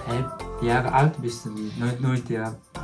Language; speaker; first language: German; non-native, learner; Japanese